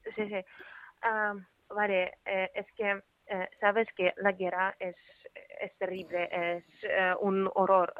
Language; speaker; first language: Spanish; non-native, fluent; Ukrainian